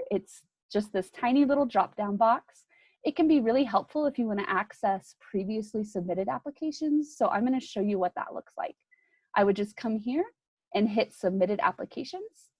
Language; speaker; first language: English; native; English